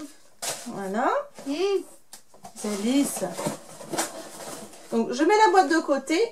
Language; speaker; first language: French; native; French